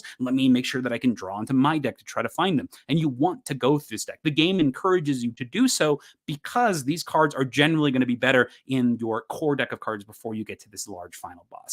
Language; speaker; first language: English; native; English